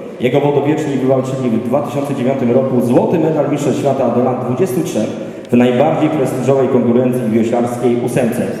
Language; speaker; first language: Polish; native; Polish